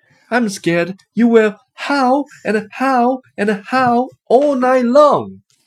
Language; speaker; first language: English; non-native, fluent; Chinese